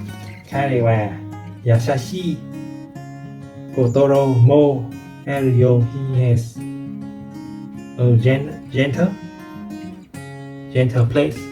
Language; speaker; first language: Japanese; non-native, learner; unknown